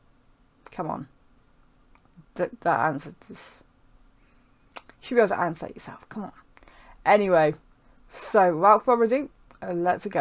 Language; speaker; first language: English; native; English